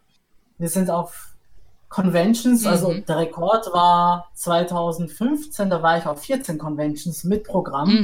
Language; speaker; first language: German; native; German